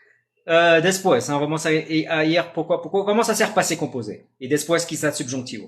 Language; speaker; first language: Spanish; non-native, fluent; French